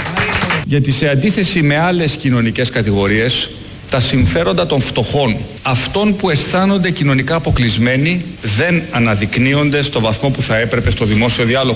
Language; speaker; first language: Greek; native; Greek